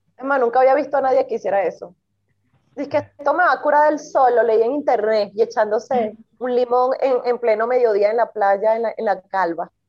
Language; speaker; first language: Spanish; native; Spanish